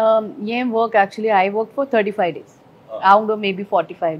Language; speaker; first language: Tamil; non-native, fluent; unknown